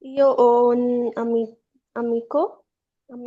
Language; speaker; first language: Italian; non-native, learner; Urdu